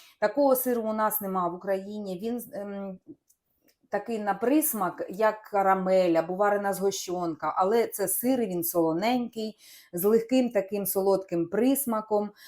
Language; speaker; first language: Ukrainian; non-native, local second language; Russian